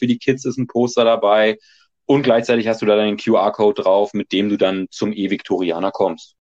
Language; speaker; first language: German; native; German